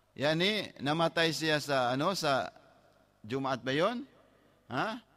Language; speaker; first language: Filipino; non-native, local second language; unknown